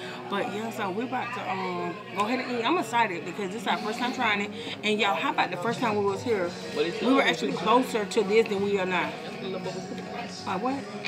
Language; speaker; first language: English; native; English